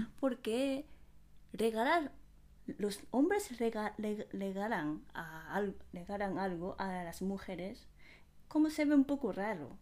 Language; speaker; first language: Spanish; non-native, fluent; Japanese